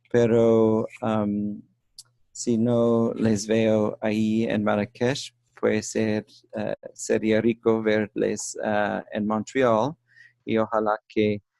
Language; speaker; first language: Spanish; non-native, learner; English